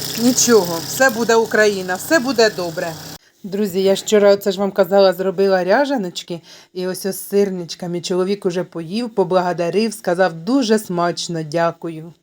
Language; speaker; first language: Ukrainian; non-native, local second language; Russian